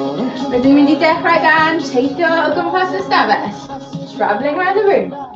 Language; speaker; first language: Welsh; non-native, local second language; English